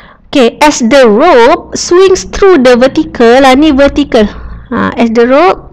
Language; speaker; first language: English; non-native, local second language; Malay